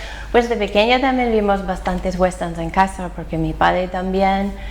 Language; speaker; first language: Spanish; non-native, fluent; English